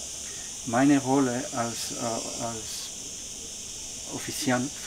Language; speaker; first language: German; non-native, fluent; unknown